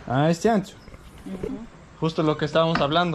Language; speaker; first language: Spanish; non-native, learner; Danish